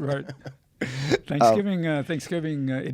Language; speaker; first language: English; native; English